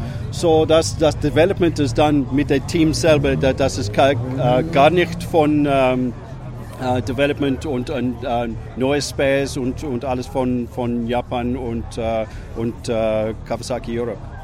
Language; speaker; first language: German; non-native, learner; English